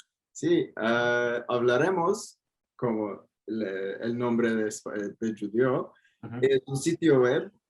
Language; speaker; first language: Spanish; non-native, fluent; Turkish